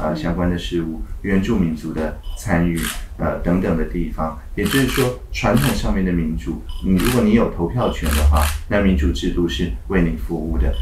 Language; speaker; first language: Chinese; native; Chinese